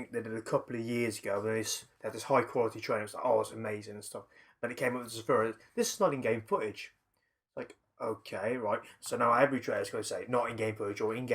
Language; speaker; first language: English; native; English